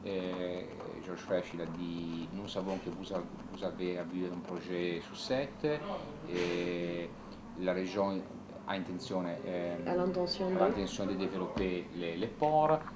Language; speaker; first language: French; non-native, learner; Italian